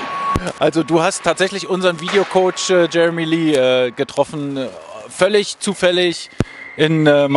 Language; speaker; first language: German; native; German